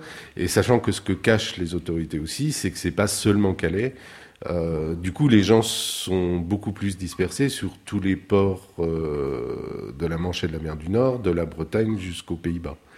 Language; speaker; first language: French; native; French